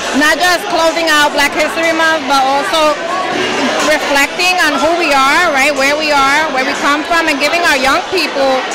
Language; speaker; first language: English; early bilingual, other home language; Spanish